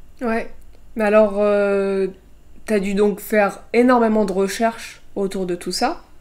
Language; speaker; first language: French; native; French